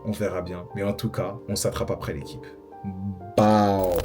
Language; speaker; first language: French; native; French